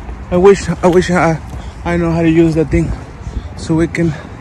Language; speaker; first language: English; non-native, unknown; Spanish